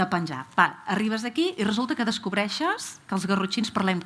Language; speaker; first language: Catalan; native; Catalan